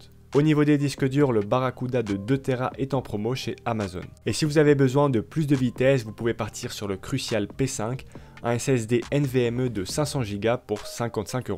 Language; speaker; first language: French; native; French